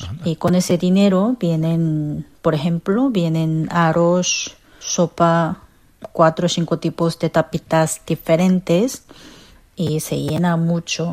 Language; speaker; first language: Spanish; non-native, fluent; Korean